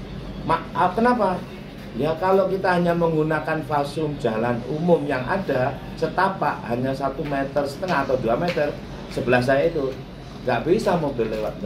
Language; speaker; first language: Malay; non-native, local second language; Javanese